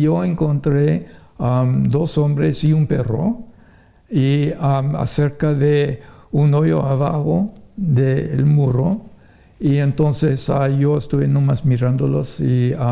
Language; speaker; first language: Spanish; non-native, fluent; English